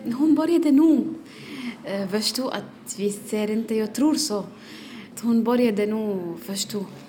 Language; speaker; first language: Swedish; non-native, learner; Arabic